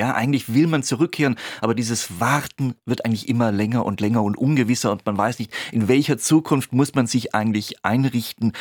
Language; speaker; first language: German; native; German